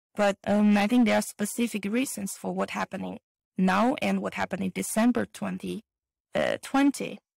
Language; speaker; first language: English; non-native, fluent; Chinese